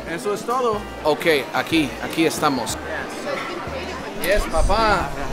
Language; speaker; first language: Spanish; non-native, fluent; English